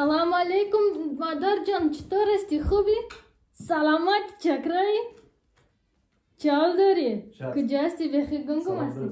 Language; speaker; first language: Persian; non-native, learner; German